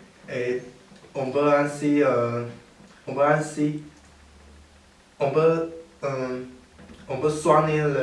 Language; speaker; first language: French; non-native, learner; Chinese